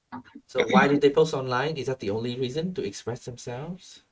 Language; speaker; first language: English; non-native, fluent; Vietnamese